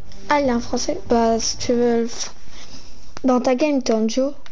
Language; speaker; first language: French; native; French